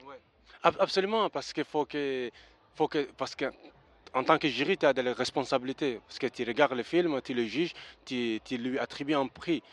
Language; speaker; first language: French; early bilingual, other home language; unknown